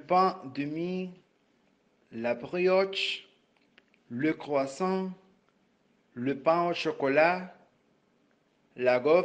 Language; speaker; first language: French; non-native, fluent; Spanish